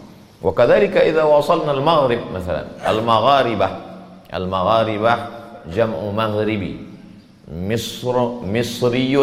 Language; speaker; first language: Arabic; non-native, fluent; Indonesian